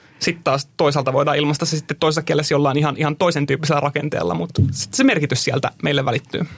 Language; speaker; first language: Finnish; native; Finnish